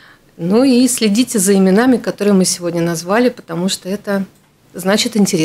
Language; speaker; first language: Russian; native; Russian